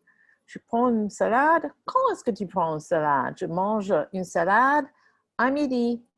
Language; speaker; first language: French; non-native, fluent; English